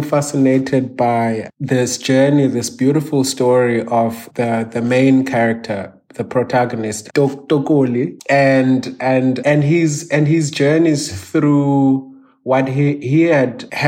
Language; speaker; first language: English; non-native, local second language; Xhosa